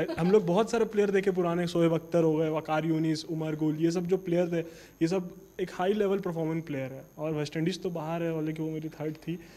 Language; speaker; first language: Hindi; native; Hindi